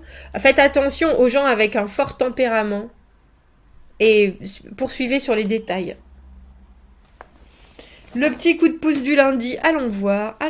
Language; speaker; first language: French; native; French